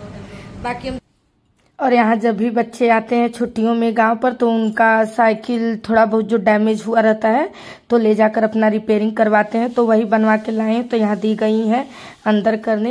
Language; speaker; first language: Hindi; native; Hindi